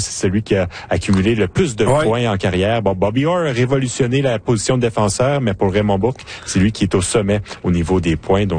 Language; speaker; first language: French; native; French